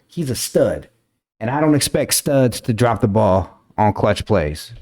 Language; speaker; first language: English; native; English